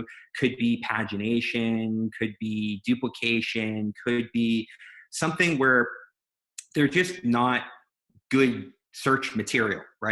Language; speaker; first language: English; native; English